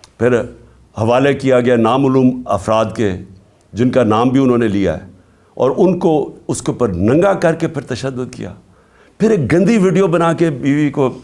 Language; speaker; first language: Urdu; native; Urdu